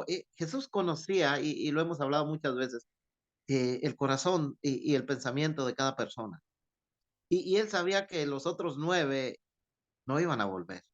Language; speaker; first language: Spanish; native; Spanish